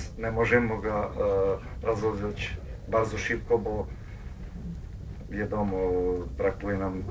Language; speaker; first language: Polish; non-native, learner; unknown